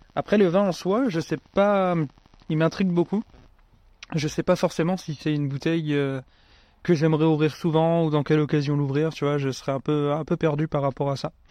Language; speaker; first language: French; native; French